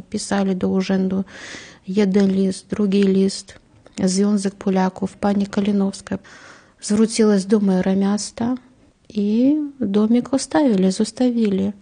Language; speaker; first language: Polish; non-native, learner; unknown